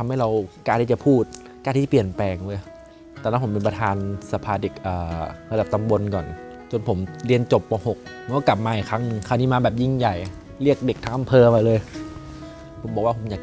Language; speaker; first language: Thai; early bilingual, other home language; Shan